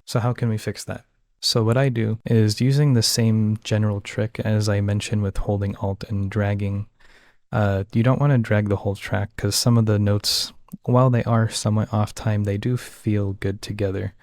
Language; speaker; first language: English; native; English